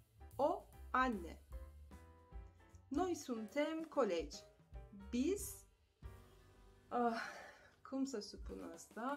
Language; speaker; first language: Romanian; non-native, fluent; Turkish